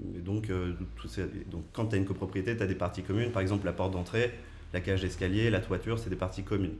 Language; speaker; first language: French; native; French